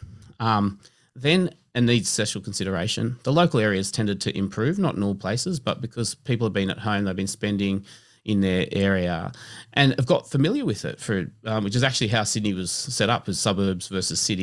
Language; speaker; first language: English; native; English